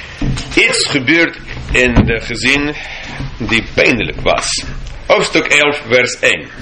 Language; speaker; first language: Dutch; non-native, fluent; English